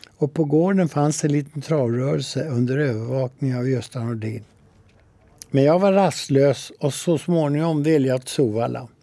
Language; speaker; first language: Swedish; native; Swedish